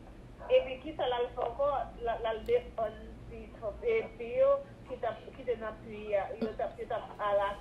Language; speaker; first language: French; non-native, local second language; Haitian Creole